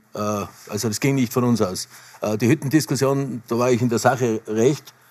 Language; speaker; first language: German; native; German